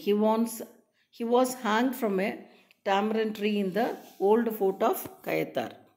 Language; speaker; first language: English; non-native, local second language; Tamil